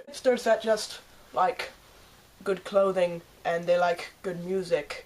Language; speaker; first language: English; native; English